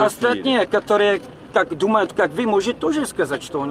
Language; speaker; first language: Russian; non-native, learner; Czech